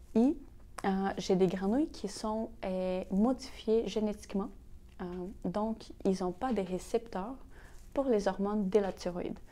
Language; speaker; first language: French; non-native, fluent; Portuguese